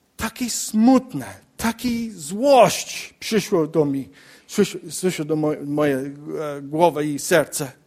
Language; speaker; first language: Polish; non-native, learner; English